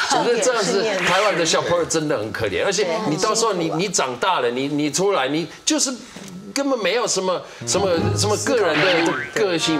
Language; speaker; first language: Chinese; non-native, fluent; German